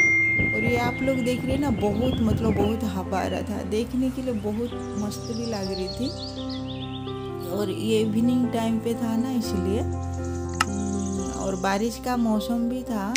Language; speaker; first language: Hindi; non-native, local second language; Odia